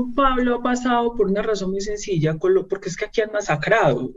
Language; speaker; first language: Spanish; native; Spanish